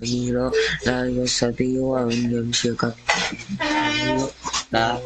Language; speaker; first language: Arabic; non-native, learner; Bangla